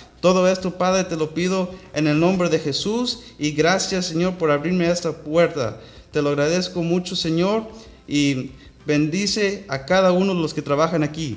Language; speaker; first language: Spanish; early bilingual, heritage; Spanish